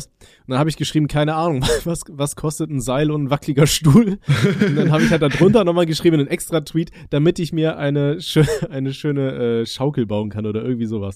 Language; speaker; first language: German; native; German